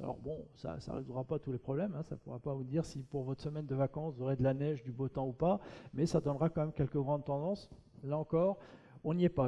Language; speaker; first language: French; native; French